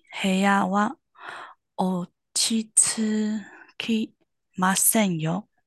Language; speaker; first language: Japanese; non-native, learner; Chinese